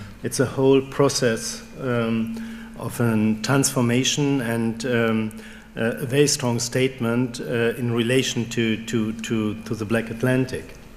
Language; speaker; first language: English; non-native, fluent; German